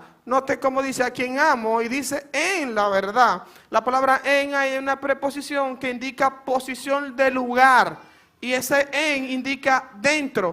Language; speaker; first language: Spanish; native; Spanish